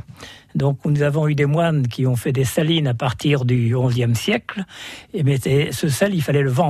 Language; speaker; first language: French; native; French